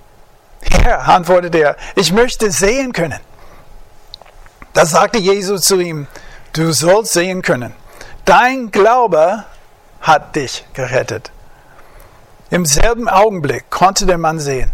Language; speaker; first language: German; non-native, fluent; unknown